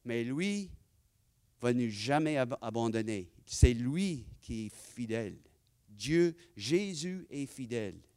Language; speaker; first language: French; non-native, fluent; English